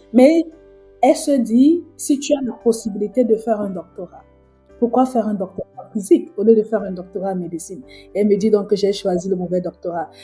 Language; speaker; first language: French; native; French